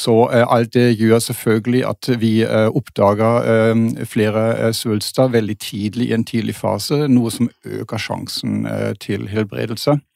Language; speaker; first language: Norwegian; non-native, fluent; German